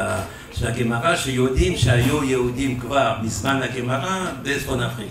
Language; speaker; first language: Hebrew; non-native, fluent; French